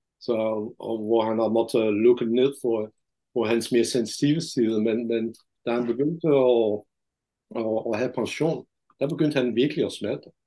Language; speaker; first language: Danish; non-native, fluent; Dutch